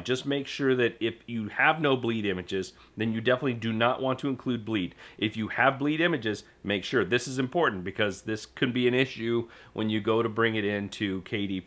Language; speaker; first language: English; native; English